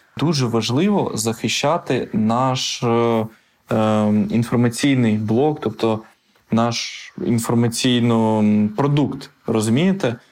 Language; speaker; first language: Ukrainian; non-native, local second language; Russian